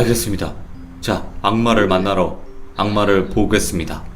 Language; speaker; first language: Korean; native; Korean